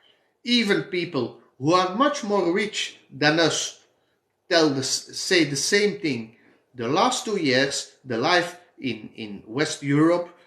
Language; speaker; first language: English; non-native, fluent; Dutch